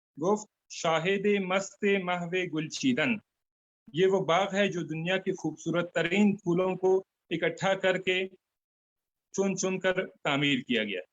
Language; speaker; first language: Urdu; non-native, fluent; Turkmen